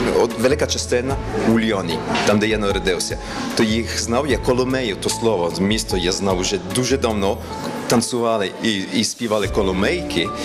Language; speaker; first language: Ukrainian; early bilingual, heritage; Ukrainian